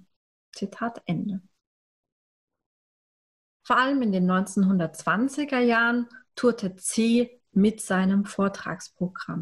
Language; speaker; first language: German; native; German